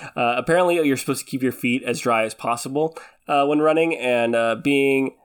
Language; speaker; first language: English; early bilingual, other home language; Filipino